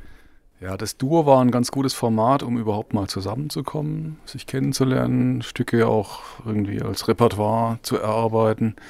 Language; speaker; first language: German; native; German